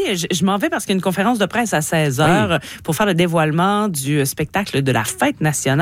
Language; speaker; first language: French; native; French